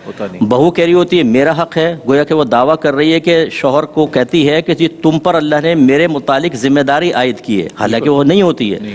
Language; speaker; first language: Urdu; native; Urdu